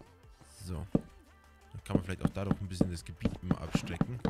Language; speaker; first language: German; native; German